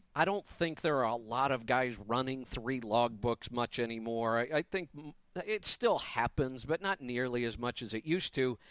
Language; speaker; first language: English; native; English